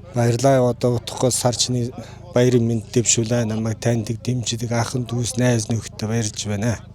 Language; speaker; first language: Mongolian; non-native, local second language; Kazakh